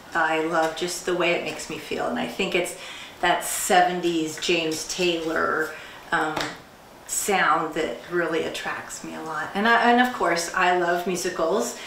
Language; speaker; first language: English; native; English